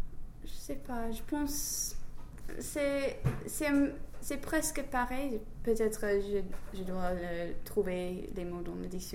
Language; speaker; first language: French; non-native, fluent; English